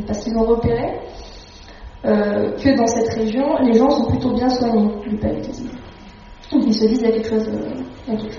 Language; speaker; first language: French; native; French